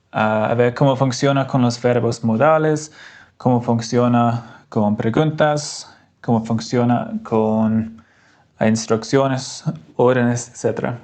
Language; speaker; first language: Spanish; non-native, fluent; English